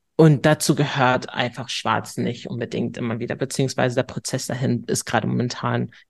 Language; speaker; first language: German; native; German